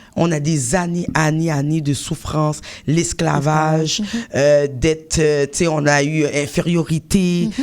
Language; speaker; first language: French; native; French